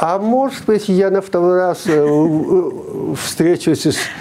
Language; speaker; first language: Russian; non-native, fluent; Chinese